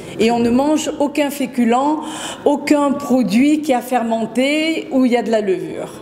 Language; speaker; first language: French; native; French